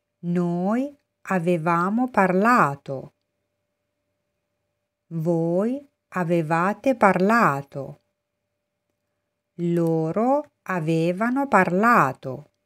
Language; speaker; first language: Italian; non-native, fluent; Persian